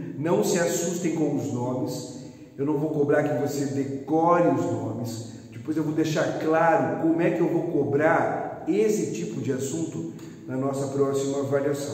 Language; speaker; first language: Portuguese; native; Portuguese